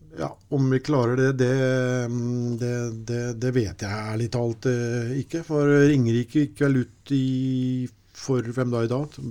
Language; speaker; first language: Norwegian; native; Norwegian